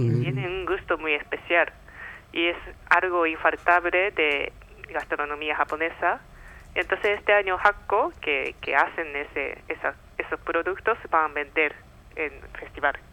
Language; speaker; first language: Spanish; non-native, fluent; Japanese